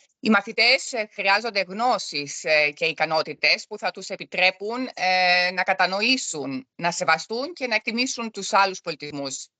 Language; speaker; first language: Greek; early bilingual, other home language; German